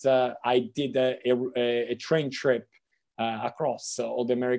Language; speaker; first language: English; non-native, fluent; Italian